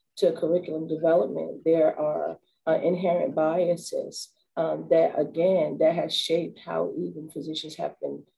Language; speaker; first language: English; native; English